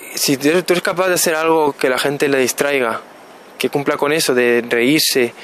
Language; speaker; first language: Spanish; native; Spanish